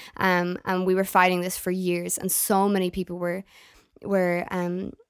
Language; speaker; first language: English; native; English